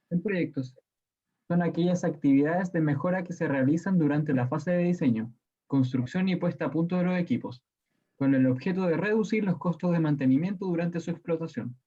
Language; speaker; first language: Spanish; native; Spanish